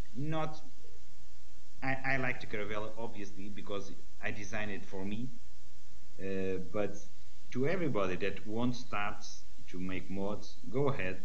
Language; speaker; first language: English; non-native, learner; Portuguese